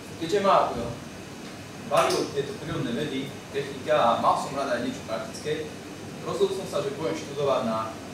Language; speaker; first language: Slovak; native; Slovak